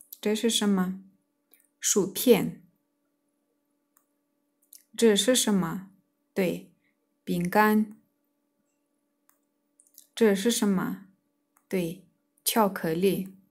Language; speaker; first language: Chinese; non-native, fluent; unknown